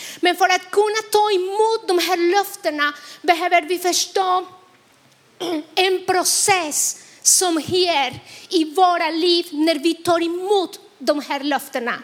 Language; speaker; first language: Swedish; non-native, fluent; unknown